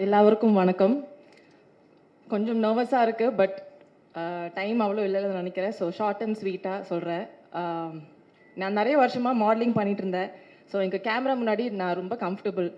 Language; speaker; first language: Tamil; non-native, learner; Malayalam